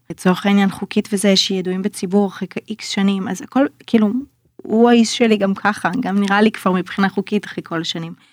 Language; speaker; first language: Hebrew; early bilingual, other home language; Russian